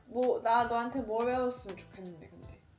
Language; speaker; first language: Korean; non-native, fluent; Chinese